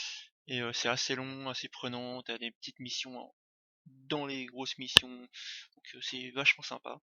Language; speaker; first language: French; native; French